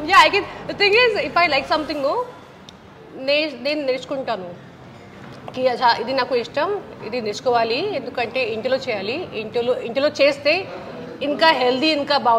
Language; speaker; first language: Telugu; non-native, learner; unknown